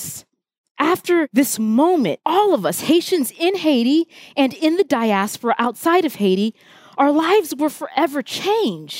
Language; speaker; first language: English; early bilingual, other home language; Haitian Creole